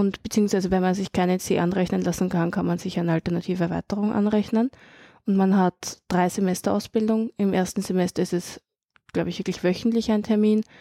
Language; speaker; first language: German; native; German